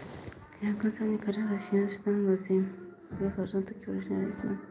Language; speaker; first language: Korean; non-native, learner; Tajik